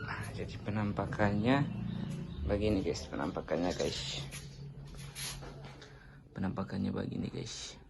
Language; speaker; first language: Indonesian; native; Indonesian